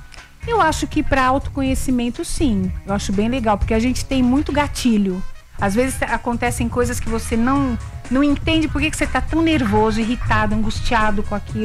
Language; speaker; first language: Portuguese; native; Portuguese